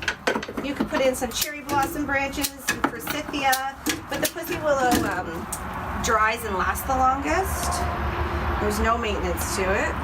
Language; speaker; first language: English; native; English